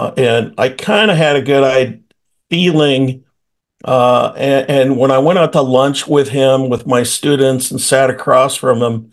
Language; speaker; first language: English; native; English